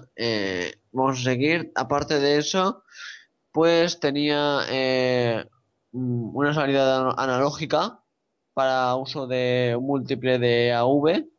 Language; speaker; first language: Spanish; native; Spanish